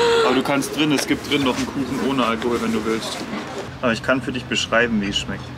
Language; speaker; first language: German; native; German